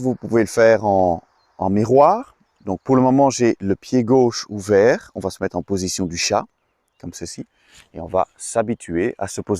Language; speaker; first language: French; native; French